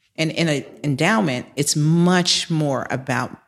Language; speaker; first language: English; native; English